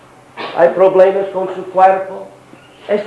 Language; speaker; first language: Portuguese; non-native, learner; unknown